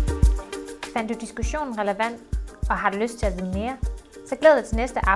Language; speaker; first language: Danish; native; Danish